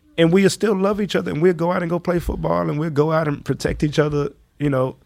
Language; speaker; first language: English; native; English